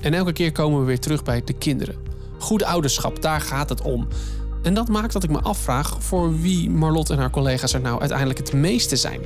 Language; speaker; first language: Dutch; native; Dutch